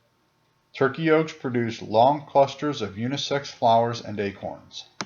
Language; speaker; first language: English; native; English